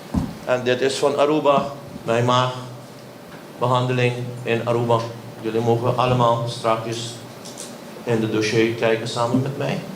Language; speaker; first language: Dutch; non-native, local second language; Papiamento